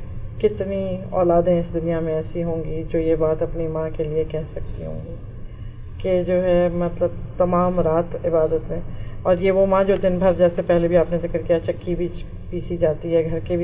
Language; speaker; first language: Urdu; native; Urdu